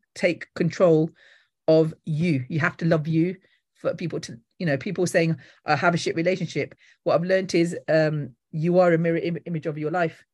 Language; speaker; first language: English; native; English